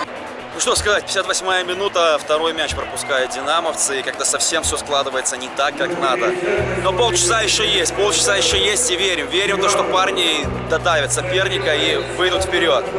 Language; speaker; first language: Russian; native; Russian